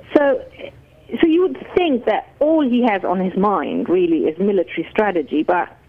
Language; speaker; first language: English; non-native, fluent; German